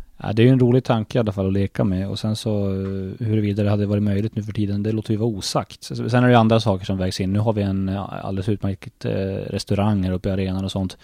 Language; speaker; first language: Swedish; native; Swedish